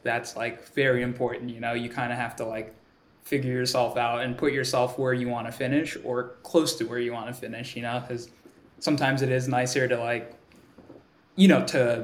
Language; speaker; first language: English; early bilingual, other home language; Swahili